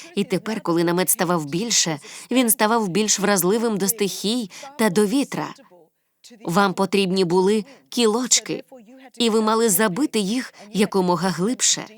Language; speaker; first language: Ukrainian; non-native, fluent; English